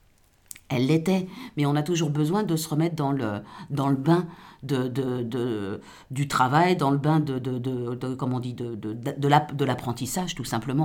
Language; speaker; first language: French; native; French